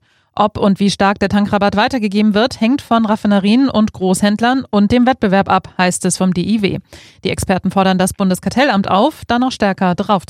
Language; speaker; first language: German; native; German